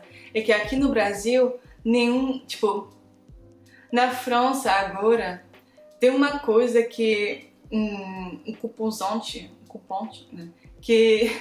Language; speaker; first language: Portuguese; non-native, fluent; French